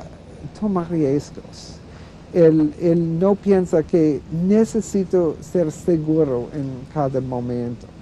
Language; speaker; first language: Spanish; non-native, fluent; English